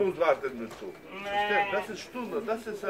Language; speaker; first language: German; non-native, learner; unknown